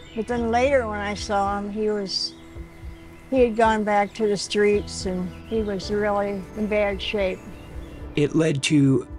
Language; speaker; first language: English; native; English